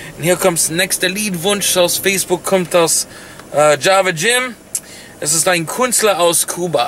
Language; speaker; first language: German; non-native, learner; English